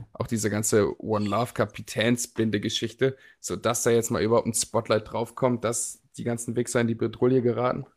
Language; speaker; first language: German; native; German